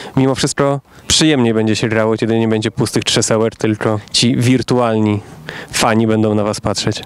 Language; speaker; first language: Polish; native; Polish